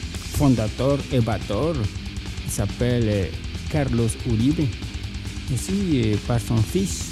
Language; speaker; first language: French; non-native, fluent; Spanish